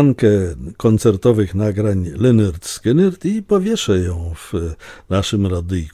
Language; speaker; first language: Polish; native; Polish